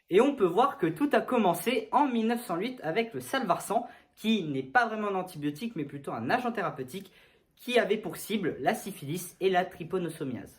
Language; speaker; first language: French; native; French